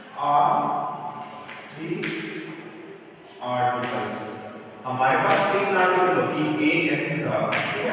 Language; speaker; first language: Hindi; native; Hindi